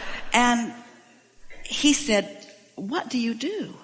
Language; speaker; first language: English; native; English